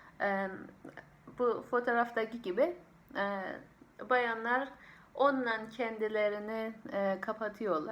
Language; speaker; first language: Turkish; non-native, fluent; Persian